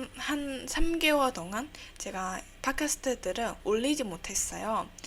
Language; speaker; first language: Korean; non-native, fluent; Burmese